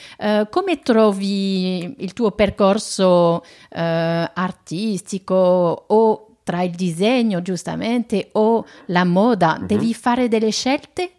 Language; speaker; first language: Italian; non-native, fluent; French